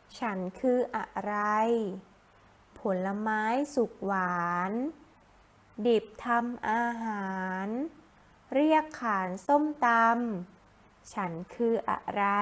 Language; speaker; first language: Thai; native; Thai